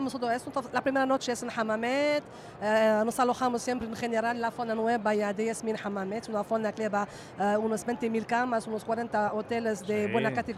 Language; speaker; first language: Spanish; non-native, fluent; Arabic